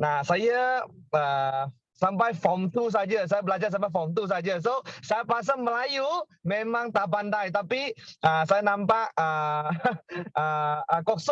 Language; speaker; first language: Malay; non-native, local second language; Chinese